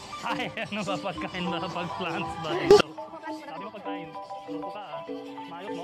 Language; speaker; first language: Filipino; non-native, learner; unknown